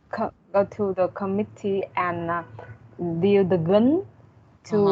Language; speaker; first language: English; non-native, learner; Vietnamese